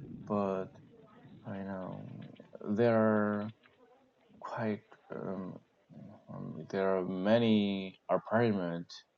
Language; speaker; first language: English; non-native, learner; Korean